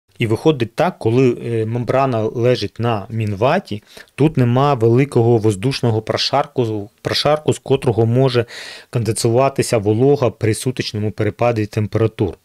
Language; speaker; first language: Ukrainian; non-native, local second language; Russian